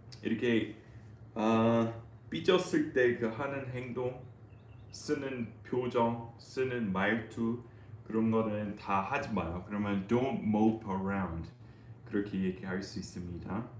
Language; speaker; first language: Korean; non-native, fluent; English